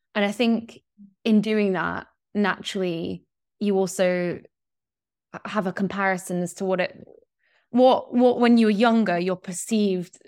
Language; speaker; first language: English; native; English